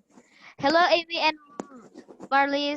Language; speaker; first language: English; non-native, learner; Indonesian